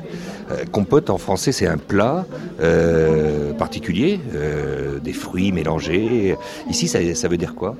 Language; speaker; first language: French; native; French